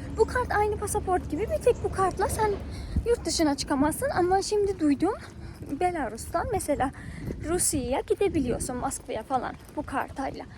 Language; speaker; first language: Turkish; non-native, fluent; Persian